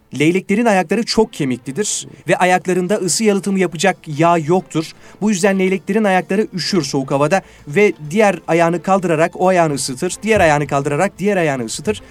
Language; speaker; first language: Turkish; native; Turkish